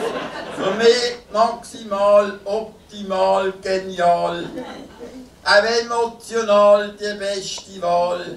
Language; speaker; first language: German; native; German